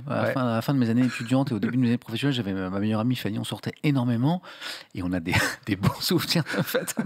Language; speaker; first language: French; native; French